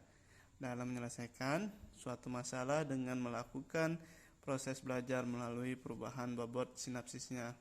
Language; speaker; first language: Indonesian; native; Indonesian